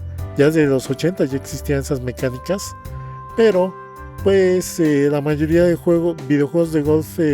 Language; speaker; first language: Spanish; native; Spanish